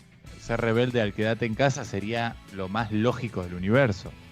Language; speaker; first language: Spanish; native; Spanish